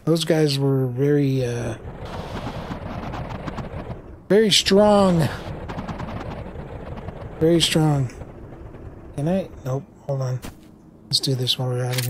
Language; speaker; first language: English; native; English